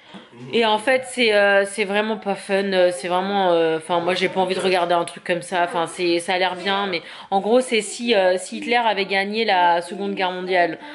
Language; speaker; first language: French; native; French